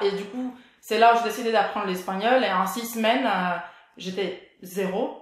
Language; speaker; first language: French; non-native, fluent; Portuguese